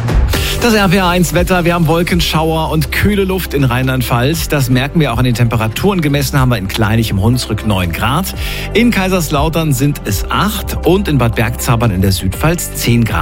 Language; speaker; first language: German; native; German